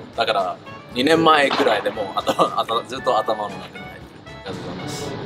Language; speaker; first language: Japanese; early bilingual, heritage; English